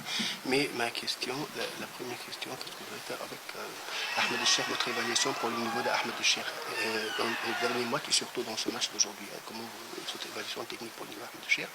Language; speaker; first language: French; non-native, learner; Arabic